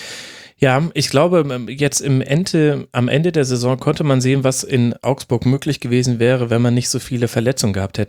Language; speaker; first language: German; native; German